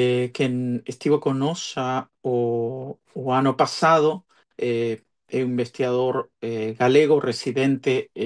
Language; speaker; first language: Galician; non-native, fluent; Spanish